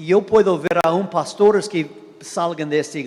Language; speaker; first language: Spanish; non-native, fluent; English